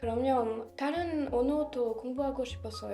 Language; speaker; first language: Korean; non-native, learner; French